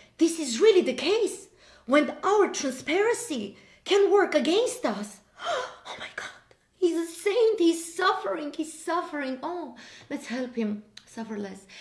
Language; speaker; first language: English; non-native, fluent; Armenian